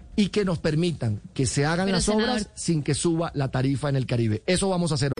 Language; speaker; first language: Spanish; native; Spanish